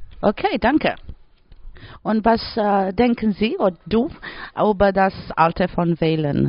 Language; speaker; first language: German; non-native, learner; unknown